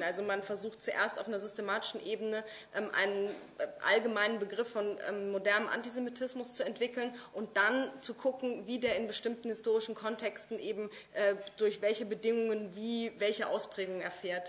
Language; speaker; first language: German; native; German